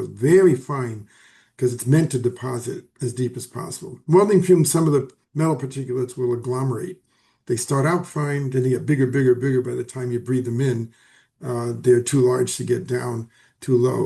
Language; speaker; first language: English; native; English